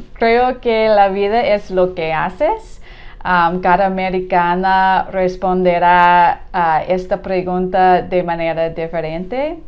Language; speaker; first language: Spanish; non-native, learner; English